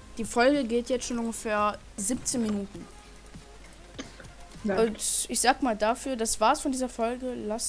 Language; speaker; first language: German; early bilingual, other home language; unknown